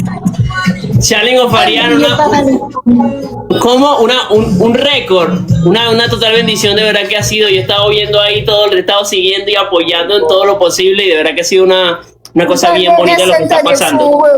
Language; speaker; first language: Spanish; native; Spanish